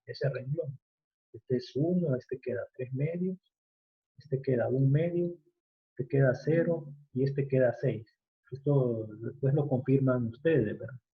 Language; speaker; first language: Spanish; native; Spanish